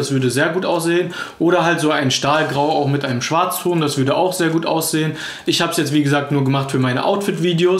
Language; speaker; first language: German; native; German